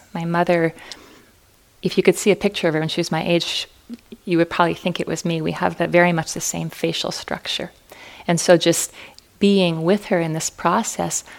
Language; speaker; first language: English; native; English